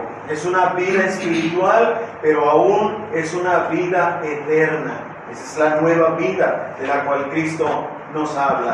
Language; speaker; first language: Spanish; native; Spanish